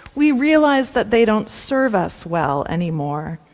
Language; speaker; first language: English; native; English